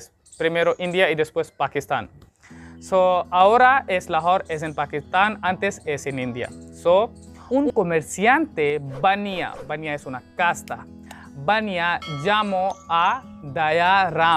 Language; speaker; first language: Spanish; non-native, learner; Hindi